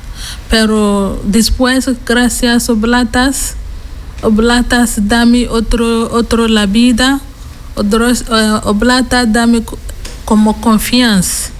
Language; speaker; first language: Spanish; non-native, learner; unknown